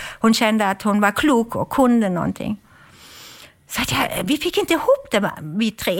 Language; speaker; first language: Swedish; non-native, fluent; German